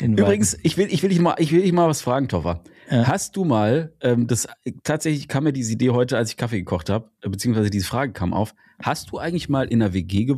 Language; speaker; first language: German; native; German